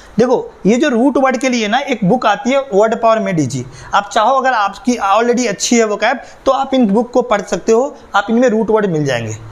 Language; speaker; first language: Hindi; native; Hindi